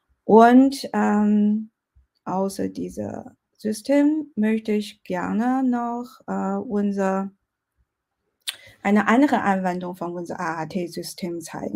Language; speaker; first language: German; non-native, fluent; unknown